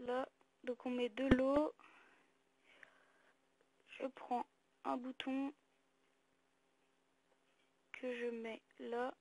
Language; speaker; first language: French; native; French